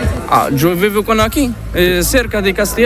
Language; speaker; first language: Spanish; non-native, learner; Arabic